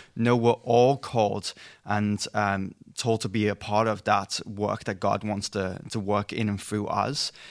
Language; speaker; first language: English; native; English